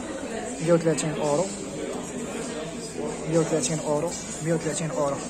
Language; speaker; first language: Arabic; native; Arabic